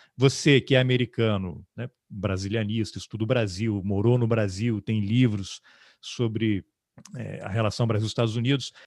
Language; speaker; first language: Portuguese; native; Portuguese